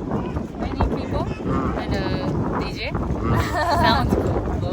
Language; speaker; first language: English; non-native, learner; Japanese